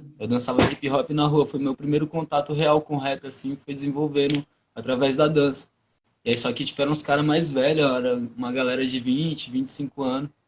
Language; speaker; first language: Portuguese; non-native, local second language; Guarani